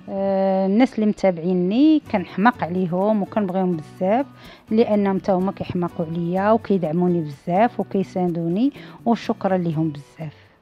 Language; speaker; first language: Arabic; native; Arabic